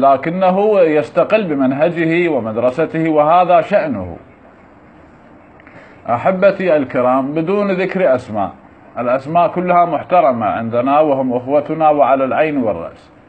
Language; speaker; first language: Arabic; native; Arabic